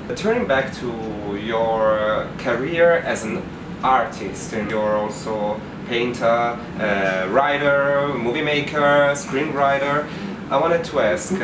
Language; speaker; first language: English; non-native, fluent; Italian